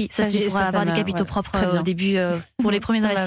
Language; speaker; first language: French; native; French